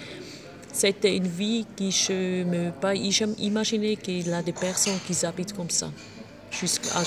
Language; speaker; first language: French; non-native, local second language; German